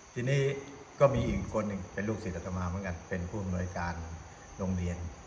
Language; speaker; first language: Thai; native; Thai